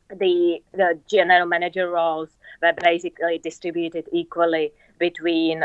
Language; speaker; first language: English; non-native, fluent; Czech